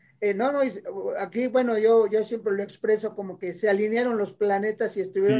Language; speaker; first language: Spanish; native; Spanish